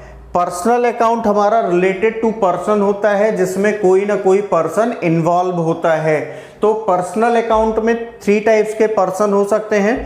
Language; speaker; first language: Hindi; native; Hindi